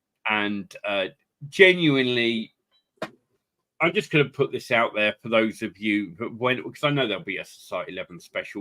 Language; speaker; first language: English; native; English